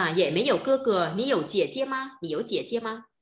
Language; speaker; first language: Chinese; non-native, fluent; Vietnamese